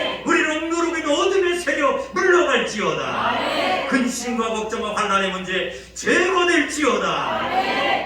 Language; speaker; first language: Korean; native; Korean